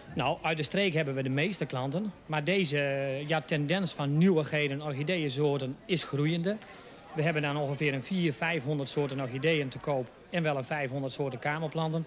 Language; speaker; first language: Dutch; native; Dutch